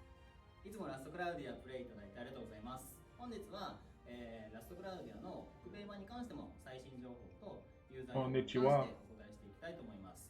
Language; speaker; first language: Japanese; native; Japanese